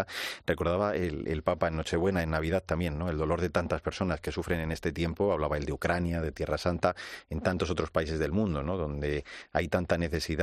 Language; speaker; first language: Spanish; native; Spanish